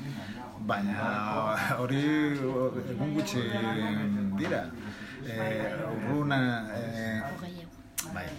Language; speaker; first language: Basque; non-native, learner; Spanish